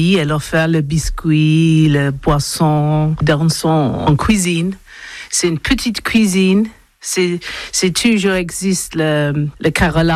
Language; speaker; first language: French; non-native, learner; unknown